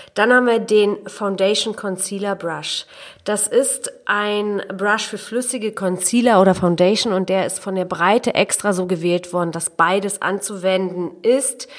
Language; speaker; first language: German; early bilingual, other home language; Polish